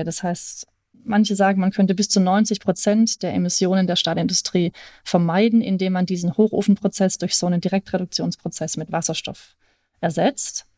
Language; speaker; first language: German; native; German